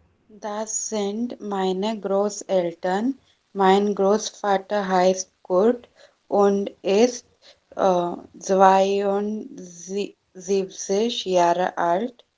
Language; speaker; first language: German; non-native, learner; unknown